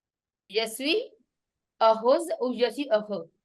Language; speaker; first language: French; non-native, fluent; Punjabi